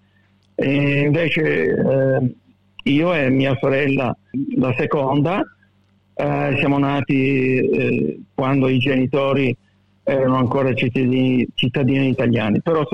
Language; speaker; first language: Italian; early bilingual, heritage; Italian